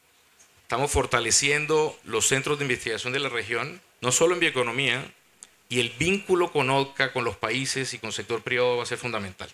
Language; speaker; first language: Spanish; native; Spanish